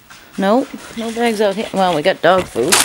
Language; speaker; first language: English; native; English